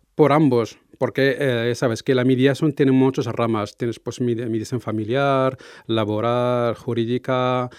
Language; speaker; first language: Spanish; non-native, fluent; Arabic